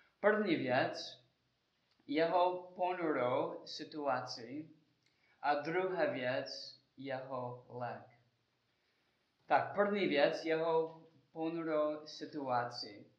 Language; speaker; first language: Czech; non-native, learner; English